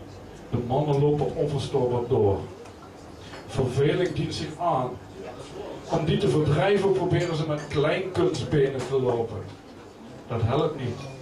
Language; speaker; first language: Dutch; native; Dutch